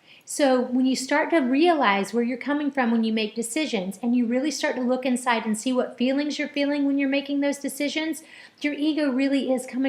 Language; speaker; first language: English; native; English